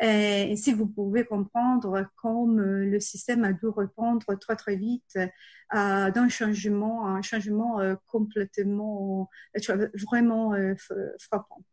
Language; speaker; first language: French; non-native, fluent; Italian